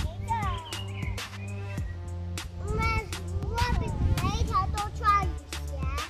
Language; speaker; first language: Chinese; early bilingual, heritage; Chinese